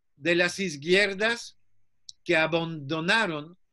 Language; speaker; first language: Spanish; non-native, fluent; French